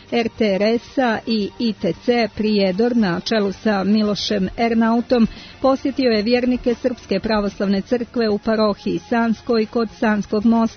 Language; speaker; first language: Croatian; native; Croatian